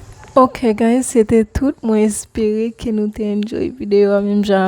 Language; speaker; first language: French; non-native, learner; Haitian Creole